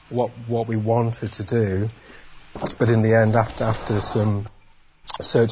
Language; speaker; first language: English; native; English